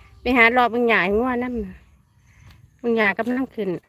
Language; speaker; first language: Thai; non-native, local second language; Lao